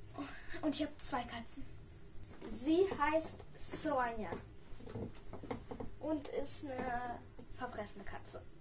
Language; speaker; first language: German; early bilingual, other home language; Russian